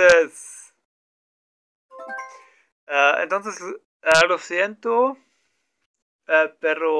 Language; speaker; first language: Spanish; non-native, learner; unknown